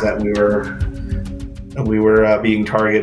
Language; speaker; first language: English; non-native, fluent; Spanish